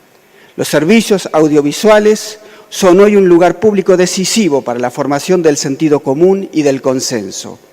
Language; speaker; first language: Spanish; native; Spanish